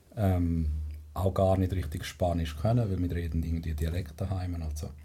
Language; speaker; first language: German; non-native, fluent; Spanish